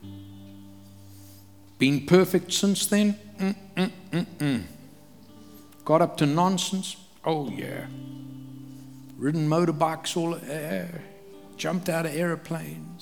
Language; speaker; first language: English; native; English